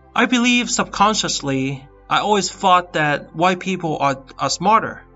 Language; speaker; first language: English; non-native, fluent; Cantonese